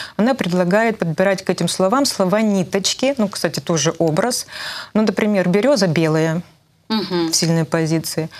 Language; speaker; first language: Russian; native; Russian